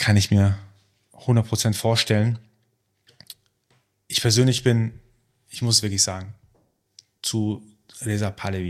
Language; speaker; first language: German; early bilingual, other home language; Persian